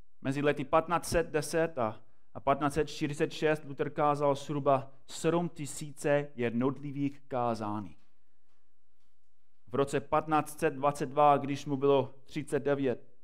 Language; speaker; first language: Czech; non-native, fluent; English